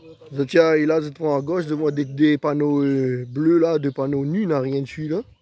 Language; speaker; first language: French; non-native, local second language; Réunion Creole French